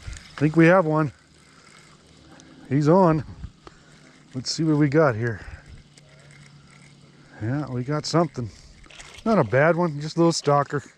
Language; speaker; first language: English; native; English